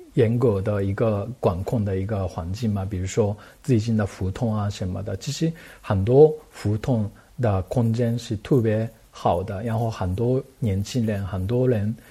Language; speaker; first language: Chinese; non-native, fluent; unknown